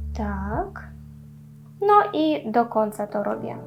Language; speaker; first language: Polish; non-native, learner; Russian